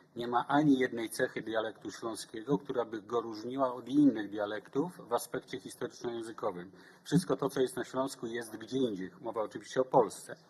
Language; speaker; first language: Polish; native; Polish